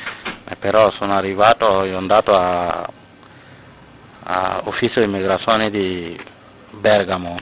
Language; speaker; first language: Italian; non-native, learner; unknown